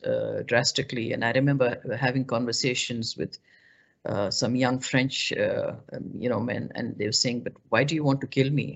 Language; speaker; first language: English; non-native, local second language; Pashto